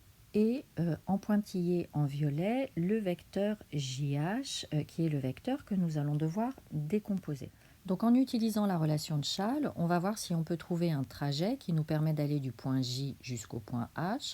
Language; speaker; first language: French; native; French